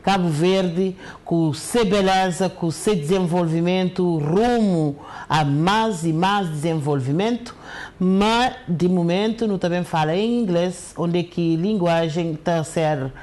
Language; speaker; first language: Portuguese; non-native, local second language; Kabuverdianu